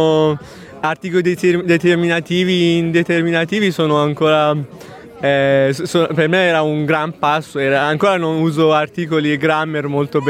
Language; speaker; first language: Italian; non-native, fluent; Persian